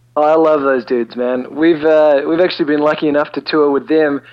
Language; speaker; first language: English; native; English